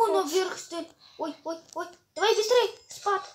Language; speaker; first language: Russian; early bilingual, heritage; Russian